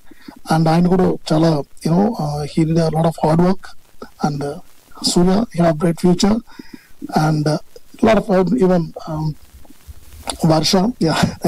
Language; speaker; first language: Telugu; non-native, learner; Tamil